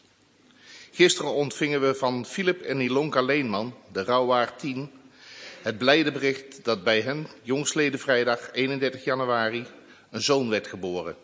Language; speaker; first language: Dutch; native; Dutch